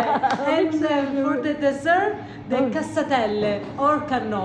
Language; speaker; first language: English; non-native, learner; Italian